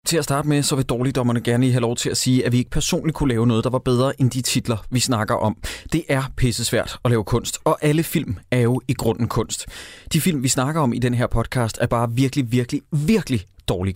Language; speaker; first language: Danish; native; Danish